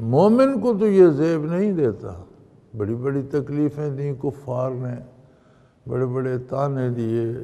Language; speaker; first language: Urdu; non-native, local second language; Punjabi